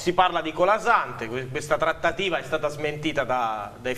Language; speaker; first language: Italian; native; Italian